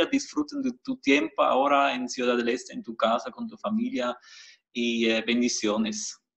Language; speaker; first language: Spanish; non-native, fluent; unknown